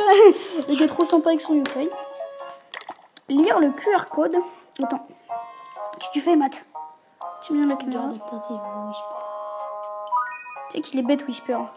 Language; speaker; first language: French; native; French